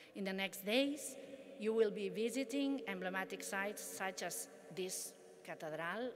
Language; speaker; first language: English; non-native, fluent; Catalan